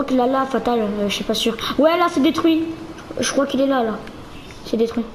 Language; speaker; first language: French; native; French